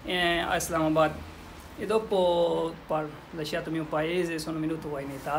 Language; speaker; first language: Italian; non-native, learner; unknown